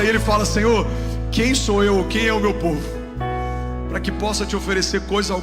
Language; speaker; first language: Portuguese; native; Portuguese